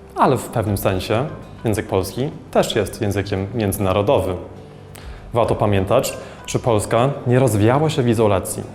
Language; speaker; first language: Polish; non-native, fluent; English